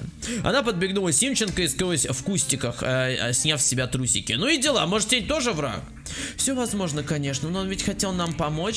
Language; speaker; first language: Russian; native; Russian